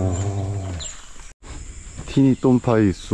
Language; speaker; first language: Thai; non-native, fluent; Korean